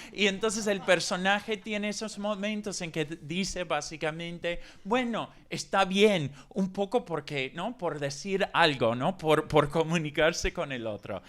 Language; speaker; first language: Spanish; non-native, fluent; English